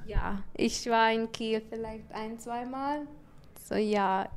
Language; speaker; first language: German; non-native, learner; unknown